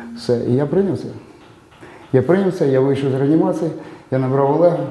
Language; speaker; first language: Ukrainian; native; Ukrainian